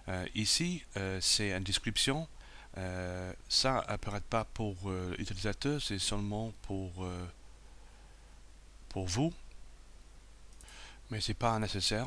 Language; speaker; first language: French; non-native, fluent; English